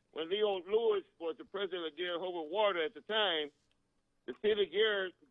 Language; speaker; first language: English; native; English